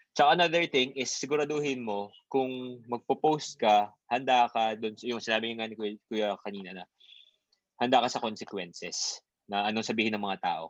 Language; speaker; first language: Filipino; non-native, local second language; Bikol